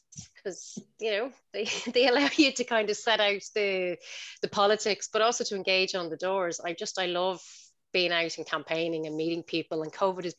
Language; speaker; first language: English; native; English